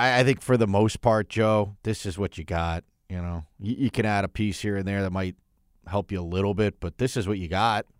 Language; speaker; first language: English; native; English